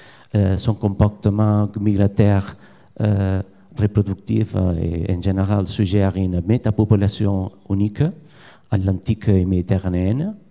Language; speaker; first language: French; non-native, learner; Catalan